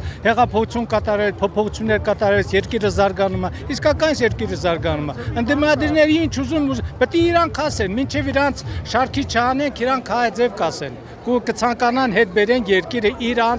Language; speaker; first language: Armenian; native; Armenian